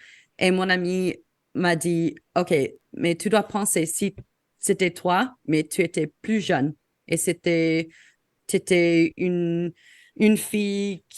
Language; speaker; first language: French; non-native, fluent; English